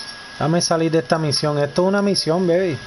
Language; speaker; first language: Spanish; native; Spanish